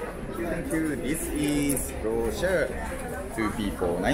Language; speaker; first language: English; non-native, learner; Japanese